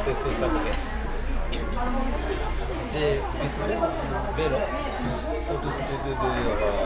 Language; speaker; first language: French; non-native, learner; Japanese